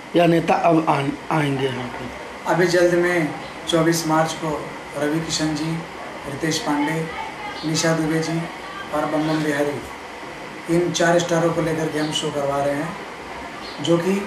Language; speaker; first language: Hindi; native; Hindi